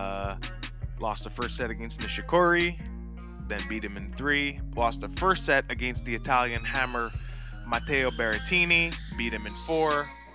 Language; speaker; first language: English; native; English